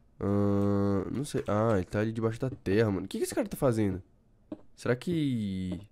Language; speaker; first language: Portuguese; native; Portuguese